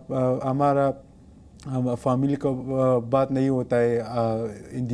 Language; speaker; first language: Hindi; non-native, learner; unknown